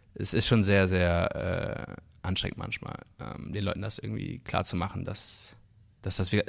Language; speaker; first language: German; non-native, local second language; Luxembourgish